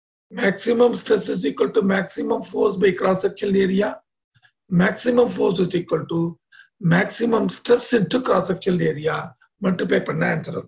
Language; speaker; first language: English; non-native, local second language; Tamil